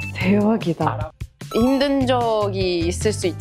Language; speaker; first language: Korean; non-native, fluent; Arabic